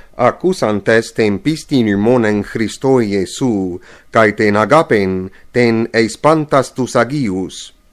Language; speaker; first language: Greek; non-native, learner; English